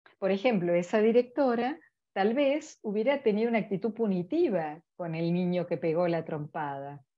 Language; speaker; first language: Spanish; native; Spanish